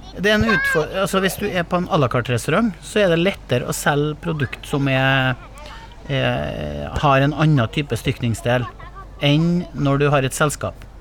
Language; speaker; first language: Norwegian; native; Norwegian